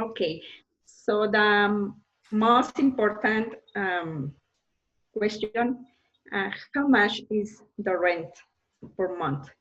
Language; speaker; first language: English; non-native, learner; Spanish